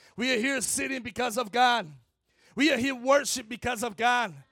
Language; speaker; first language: English; non-native, fluent; Portuguese